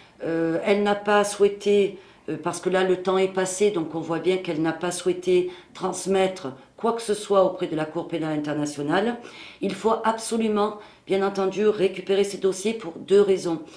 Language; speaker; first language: French; native; French